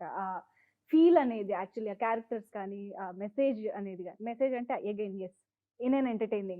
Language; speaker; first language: Telugu; native; Telugu